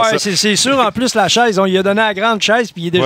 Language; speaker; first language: French; native; French